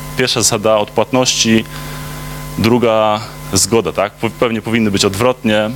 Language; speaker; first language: Polish; native; Polish